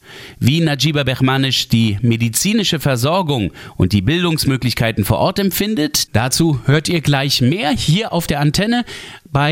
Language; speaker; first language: German; native; German